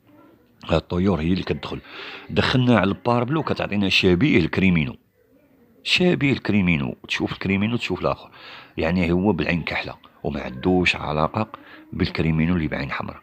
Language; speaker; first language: Arabic; native; Arabic